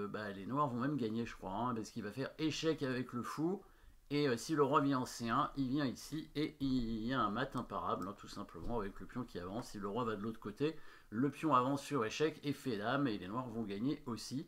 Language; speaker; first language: French; native; French